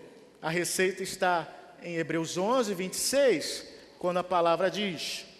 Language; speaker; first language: Portuguese; native; Portuguese